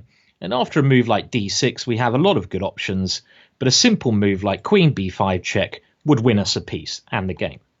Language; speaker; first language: English; native; English